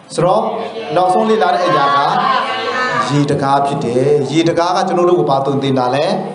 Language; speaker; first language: Burmese; non-native, local second language; Hakha Chin